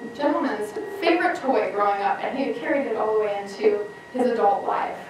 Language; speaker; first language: English; native; English